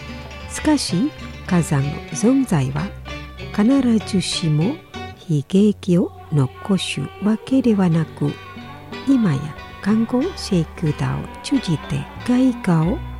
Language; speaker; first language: Japanese; non-native, fluent; Indonesian